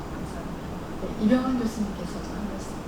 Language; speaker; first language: Korean; native; Korean